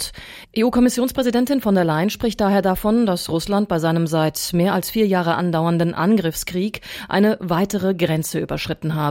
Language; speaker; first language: German; native; German